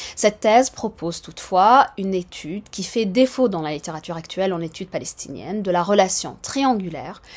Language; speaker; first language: French; non-native, fluent; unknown